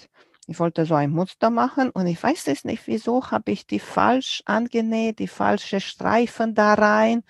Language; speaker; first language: German; non-native, fluent; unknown